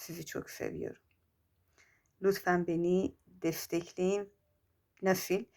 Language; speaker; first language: Turkish; non-native, fluent; Persian